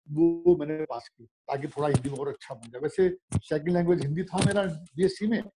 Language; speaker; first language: Hindi; native; Hindi